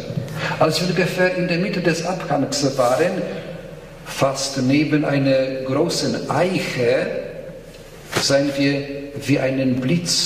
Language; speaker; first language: German; non-native, fluent; Polish